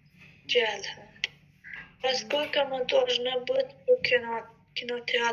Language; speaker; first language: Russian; non-native, learner; Azerbaijani